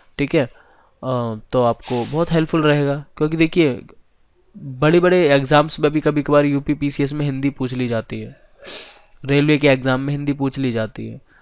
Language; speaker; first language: Hindi; native; Hindi